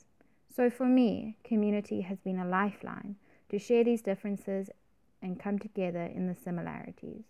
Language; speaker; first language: English; native; English